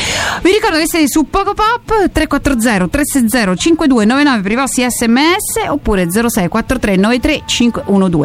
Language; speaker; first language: Italian; native; Italian